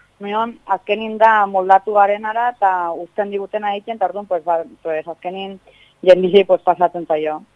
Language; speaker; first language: Basque; native; Basque